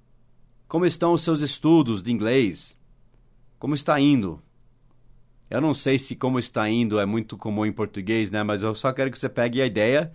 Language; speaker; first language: Portuguese; non-native, fluent; English